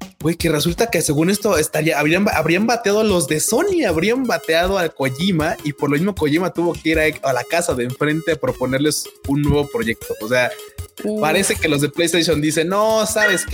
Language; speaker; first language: Spanish; native; Spanish